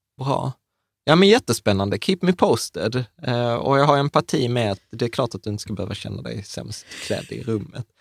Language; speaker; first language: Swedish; early bilingual, other home language; Czech